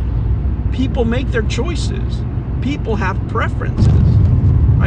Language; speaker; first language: English; native; English